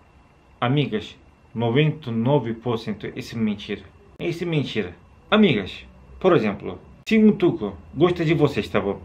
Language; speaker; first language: Portuguese; non-native, learner; Turkish